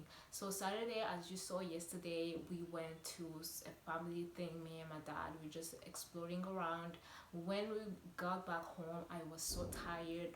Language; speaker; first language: English; non-native, local second language; Kinyarwanda